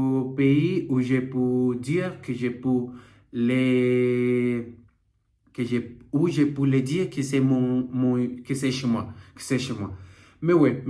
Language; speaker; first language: French; non-native, learner; Portuguese